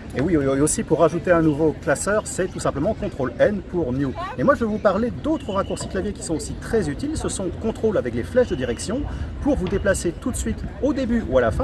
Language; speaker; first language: French; native; French